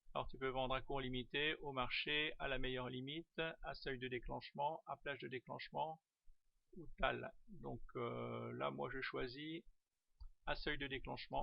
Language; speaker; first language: French; native; French